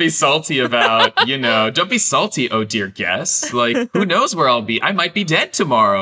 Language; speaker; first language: English; non-native, fluent; Persian